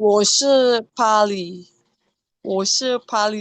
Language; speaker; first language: Chinese; non-native, learner; Indonesian